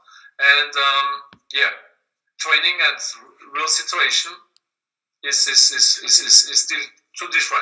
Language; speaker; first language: English; non-native, learner; German